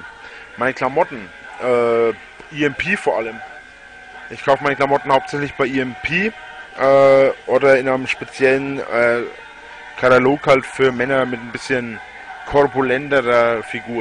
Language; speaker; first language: German; native; German